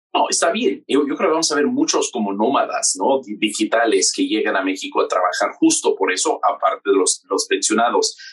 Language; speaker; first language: Spanish; non-native, fluent; English